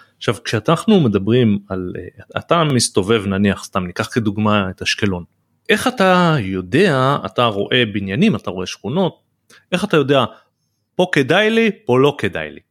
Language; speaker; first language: Hebrew; native; Hebrew